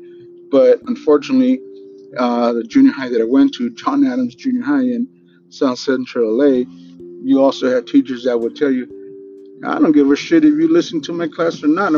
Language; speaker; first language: English; native; English